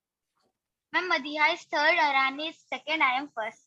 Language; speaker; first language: English; non-native, learner; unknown